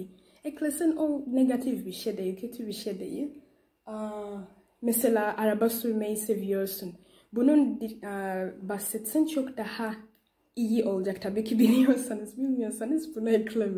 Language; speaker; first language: Turkish; non-native, learner; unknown